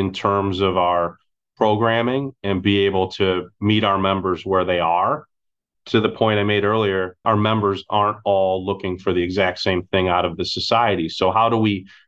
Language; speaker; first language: English; native; English